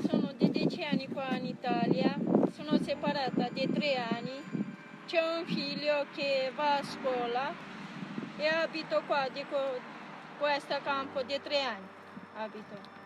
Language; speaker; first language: Italian; non-native, learner; Romanian